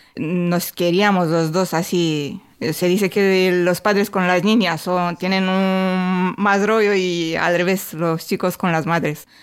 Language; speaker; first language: Spanish; non-native, fluent; Romanian